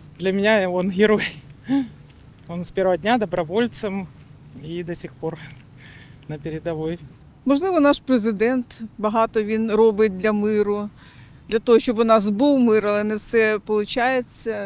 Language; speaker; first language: Ukrainian; non-native, local second language; Russian